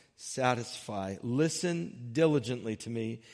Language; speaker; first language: English; native; English